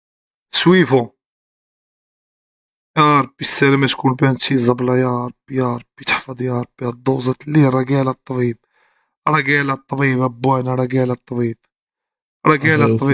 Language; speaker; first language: Arabic; native; Arabic